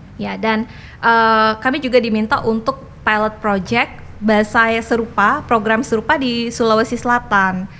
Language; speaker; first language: Indonesian; non-native, local second language; Balinese